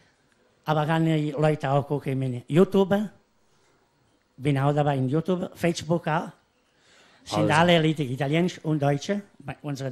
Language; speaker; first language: German; non-native, learner; Italian